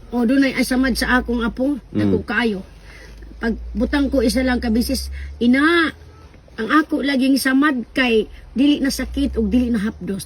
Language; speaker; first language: Cebuano; non-native, local second language; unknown